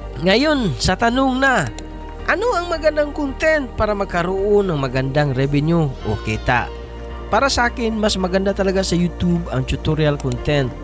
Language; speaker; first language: Filipino; non-native, local second language; Cebuano